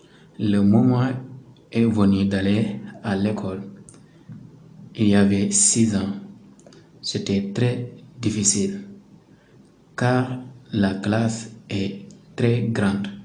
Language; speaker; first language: French; non-native, learner; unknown